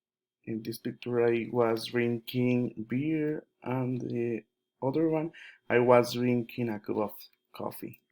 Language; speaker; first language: English; non-native, learner; Spanish